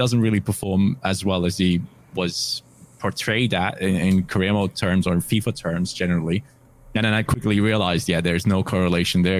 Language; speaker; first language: English; non-native, fluent; German